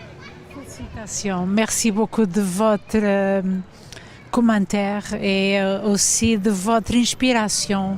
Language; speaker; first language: French; non-native, fluent; Portuguese